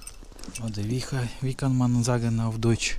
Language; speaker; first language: German; non-native, learner; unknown